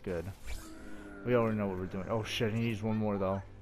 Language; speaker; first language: English; native; English